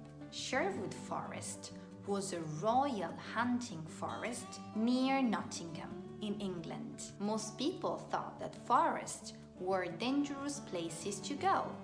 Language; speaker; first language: English; non-native, fluent; Italian